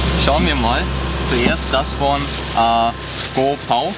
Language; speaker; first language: German; native; German